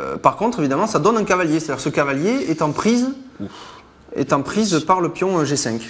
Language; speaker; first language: French; native; French